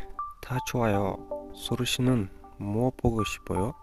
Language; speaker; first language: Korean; non-native, fluent; Kyrgyz